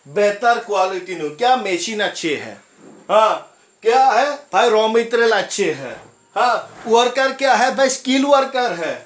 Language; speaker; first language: Hindi; non-native, local second language; Assamese